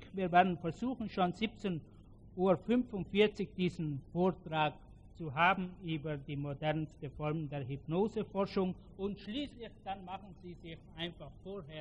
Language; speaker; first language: German; native; German